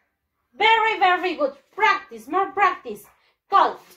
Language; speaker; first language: English; non-native, fluent; Spanish